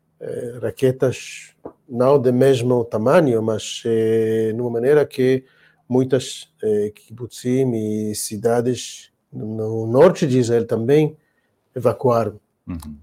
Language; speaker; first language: Portuguese; non-native, learner; Hebrew